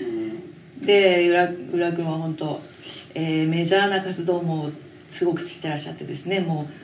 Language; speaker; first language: Japanese; native; Japanese